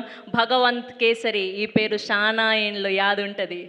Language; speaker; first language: Telugu; native; Telugu